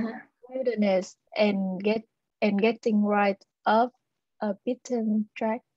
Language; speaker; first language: English; non-native, learner; Vietnamese